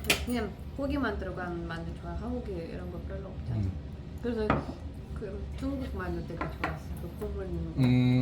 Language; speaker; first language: Korean; non-native, learner; Russian